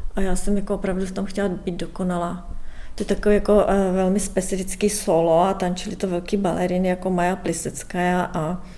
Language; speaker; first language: Czech; native; Czech